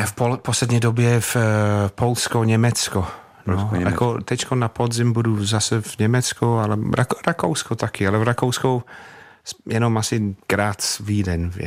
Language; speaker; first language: Czech; non-native, fluent; English